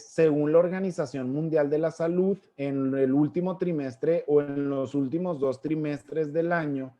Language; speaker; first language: Spanish; native; Spanish